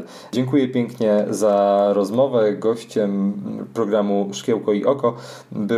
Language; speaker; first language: Polish; native; Polish